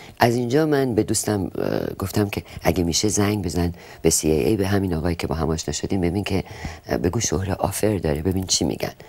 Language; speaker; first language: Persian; native; Persian